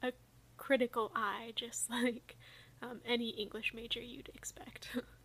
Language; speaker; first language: English; native; English